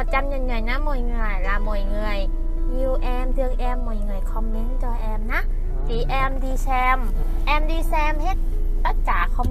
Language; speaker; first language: Vietnamese; non-native, fluent; Thai